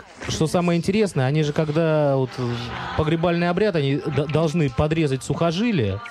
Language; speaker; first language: Russian; native; Russian